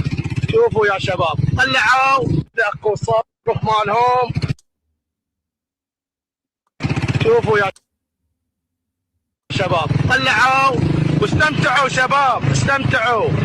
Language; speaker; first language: Arabic; native; Arabic